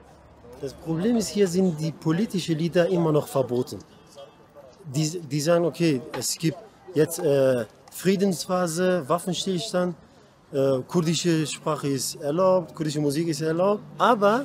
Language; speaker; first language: German; early bilingual, heritage; Kurdish